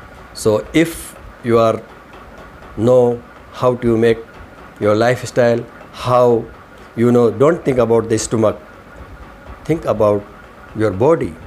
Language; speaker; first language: English; non-native, learner; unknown